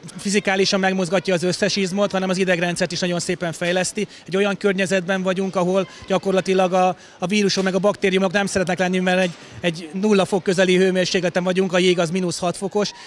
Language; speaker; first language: Hungarian; native; Hungarian